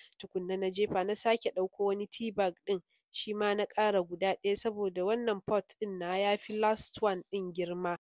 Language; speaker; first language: Hausa; non-native, local second language; Kanuri